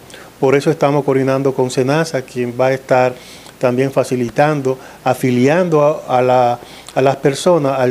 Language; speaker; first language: Spanish; native; Spanish